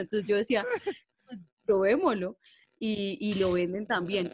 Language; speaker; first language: Spanish; native; Spanish